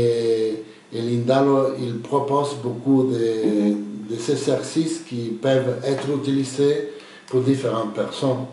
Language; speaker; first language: French; non-native, fluent; Spanish